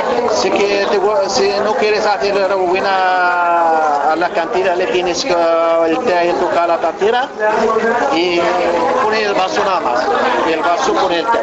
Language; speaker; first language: Spanish; non-native, learner; Arabic